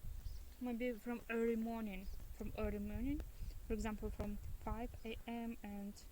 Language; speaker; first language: English; non-native, learner; Russian